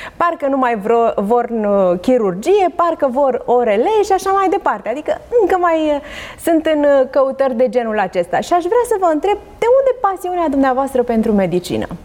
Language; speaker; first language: Romanian; native; Romanian